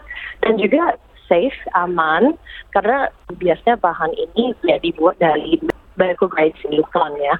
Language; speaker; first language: Indonesian; early bilingual, heritage; English